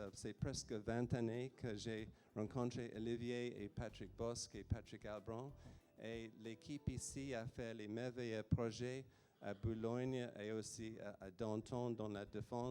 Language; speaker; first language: French; non-native, fluent; English